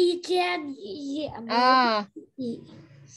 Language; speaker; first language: Chinese; non-native, learner; Vietnamese